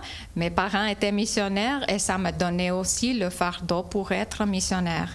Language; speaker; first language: French; non-native, fluent; English